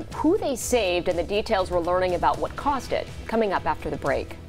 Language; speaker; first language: English; native; English